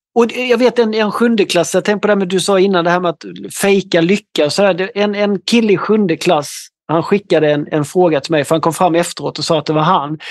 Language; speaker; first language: Swedish; native; Swedish